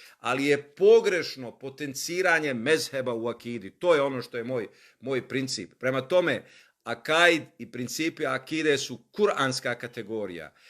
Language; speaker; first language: Bosnian; native; Bosnian